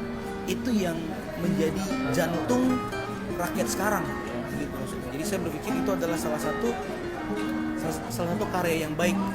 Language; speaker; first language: Indonesian; non-native, local second language; Achinese